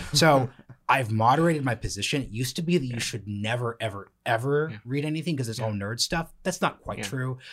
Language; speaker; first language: English; native; English